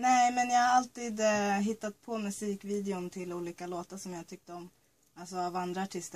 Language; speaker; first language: Swedish; early bilingual, other home language; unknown